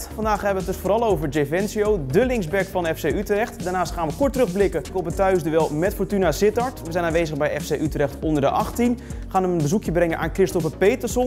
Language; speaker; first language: Dutch; native; Dutch